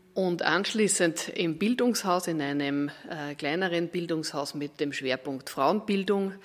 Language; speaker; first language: German; native; German